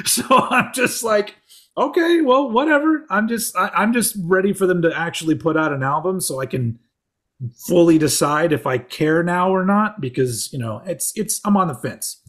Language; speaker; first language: English; native; English